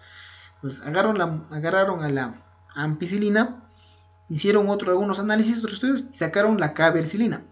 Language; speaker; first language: Spanish; native; Spanish